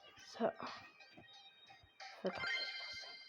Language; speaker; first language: French; native; French